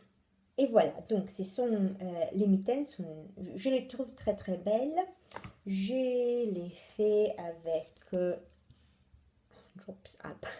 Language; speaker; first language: French; non-native, fluent; Italian